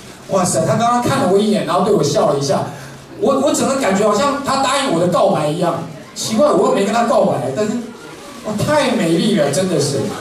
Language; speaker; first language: Chinese; native; Chinese